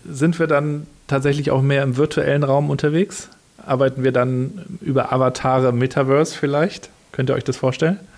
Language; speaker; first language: German; native; German